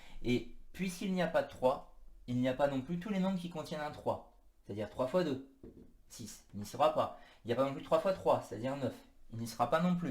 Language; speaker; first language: French; native; French